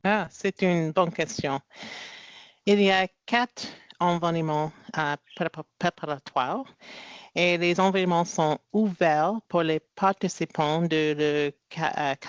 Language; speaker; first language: French; non-native, learner; English